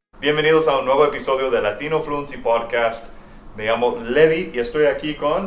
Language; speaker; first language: Spanish; non-native, fluent; English